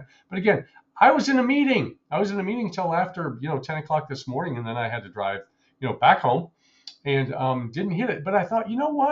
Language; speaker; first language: English; native; English